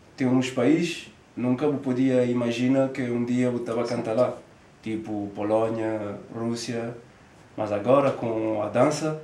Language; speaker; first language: Portuguese; non-native, learner; French